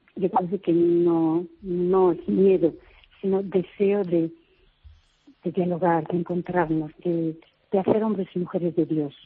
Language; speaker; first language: Spanish; native; Spanish